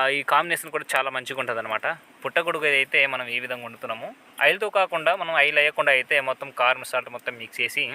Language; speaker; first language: Telugu; non-native, local second language; Odia